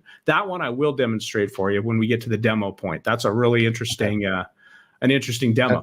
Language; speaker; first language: English; native; English